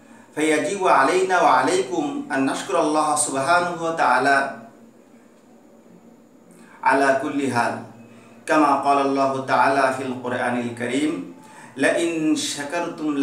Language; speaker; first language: Arabic; non-native, fluent; Bangla